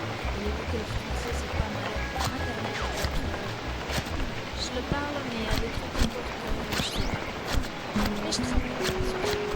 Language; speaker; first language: French; non-native, fluent; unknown